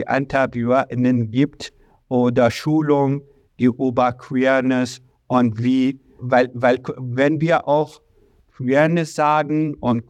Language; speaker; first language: German; non-native, learner; Arabic